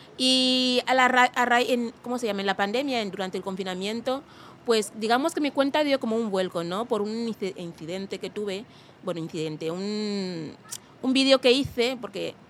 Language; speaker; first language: Spanish; non-native, local second language; Fang